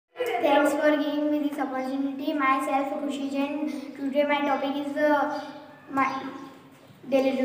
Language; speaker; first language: English; non-native, learner; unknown